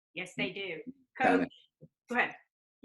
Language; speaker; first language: English; native; English